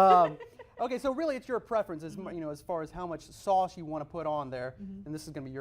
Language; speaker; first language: English; native; English